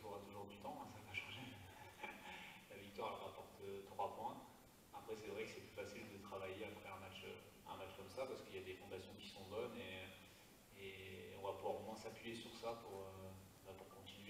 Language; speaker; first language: French; native; French